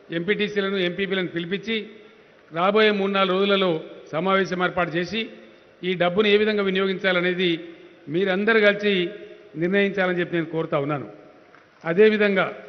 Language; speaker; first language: Telugu; native; Telugu